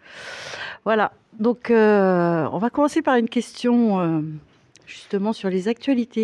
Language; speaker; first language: French; native; French